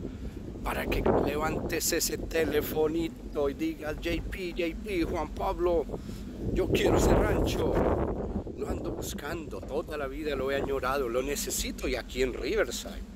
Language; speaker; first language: Spanish; native; Spanish